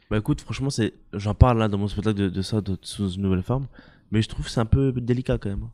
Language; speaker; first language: French; early bilingual, other home language; Arabic